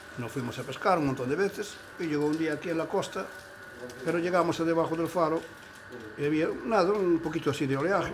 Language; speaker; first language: Spanish; native; Spanish